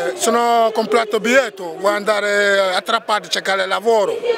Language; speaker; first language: Italian; non-native, fluent; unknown